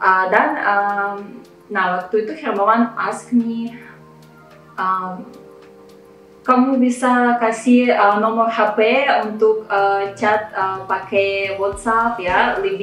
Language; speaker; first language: Indonesian; non-native, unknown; Russian